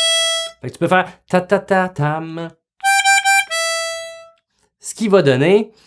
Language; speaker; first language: French; native; French